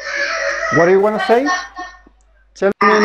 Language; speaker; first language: English; non-native, fluent; Spanish